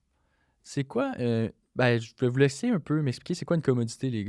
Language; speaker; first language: French; native; French